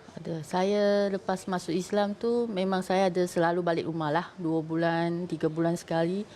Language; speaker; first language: Malay; non-native, local second language; Chinese